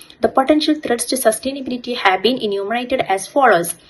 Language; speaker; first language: English; non-native, local second language; Malayalam